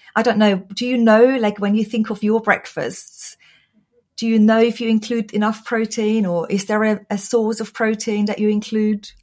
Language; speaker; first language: English; non-native, fluent; German